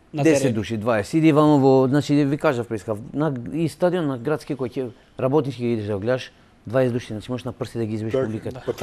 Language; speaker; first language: Macedonian; non-native, local second language; Albanian